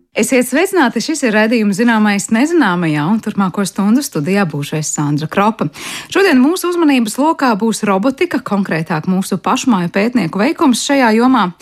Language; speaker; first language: Latvian; native; Latvian